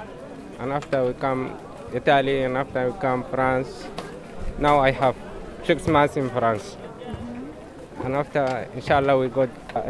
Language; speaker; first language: English; non-native, learner; Arabic